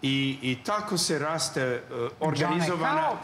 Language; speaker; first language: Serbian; non-native, learner; English